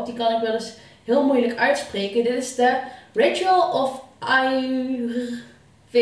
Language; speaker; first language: Dutch; native; Dutch